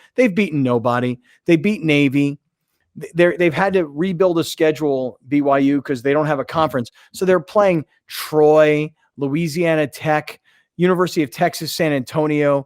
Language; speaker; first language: English; native; English